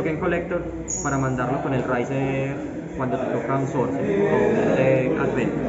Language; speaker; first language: Spanish; native; Spanish